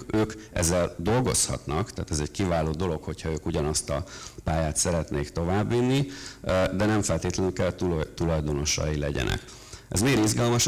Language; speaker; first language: Hungarian; native; Hungarian